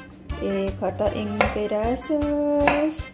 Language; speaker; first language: Portuguese; non-native, learner; Thai